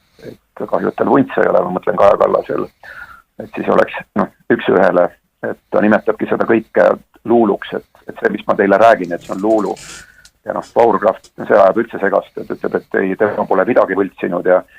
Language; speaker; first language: Estonian; native; Estonian